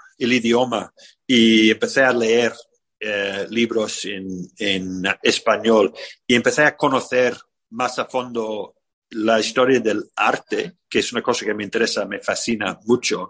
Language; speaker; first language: Spanish; non-native, fluent; English